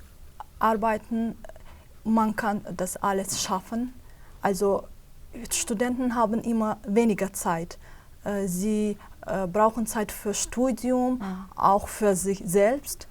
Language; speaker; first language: German; non-native, fluent; Azerbaijani